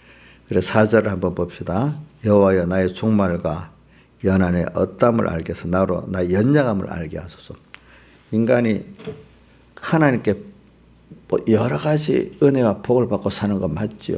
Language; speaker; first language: Korean; native; Korean